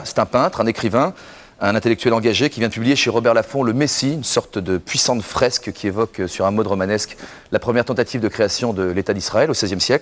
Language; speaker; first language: French; native; French